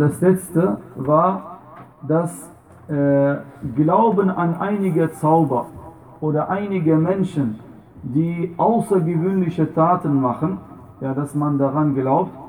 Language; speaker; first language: German; non-native, fluent; Arabic